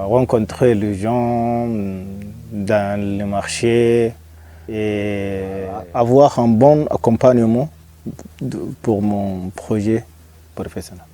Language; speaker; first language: French; non-native, fluent; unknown